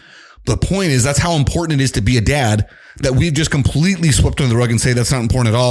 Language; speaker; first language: English; native; English